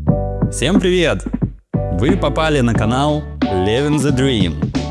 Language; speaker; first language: Russian; native; Russian